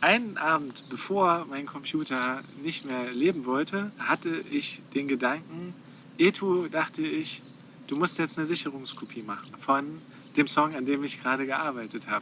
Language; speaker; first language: German; native; German